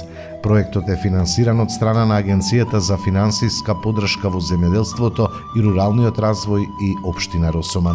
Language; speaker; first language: Macedonian; native; Macedonian